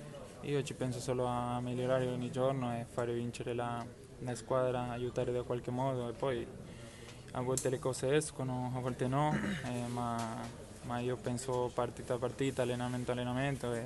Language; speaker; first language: Italian; non-native, fluent; Spanish